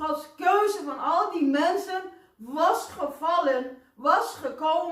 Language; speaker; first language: Dutch; non-native, fluent; Indonesian